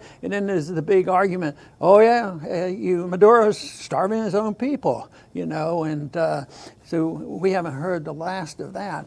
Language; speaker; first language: English; native; English